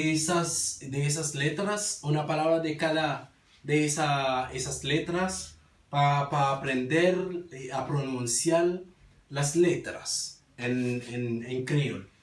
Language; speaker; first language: Spanish; non-native, learner; Haitian Creole